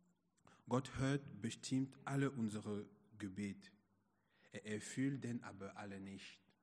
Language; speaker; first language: German; non-native, fluent; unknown